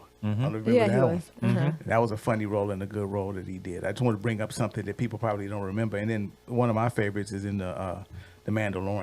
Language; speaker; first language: English; native; English